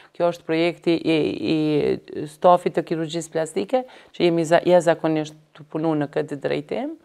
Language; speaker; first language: Albanian; native; Albanian